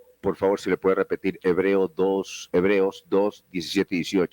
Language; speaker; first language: Spanish; native; Spanish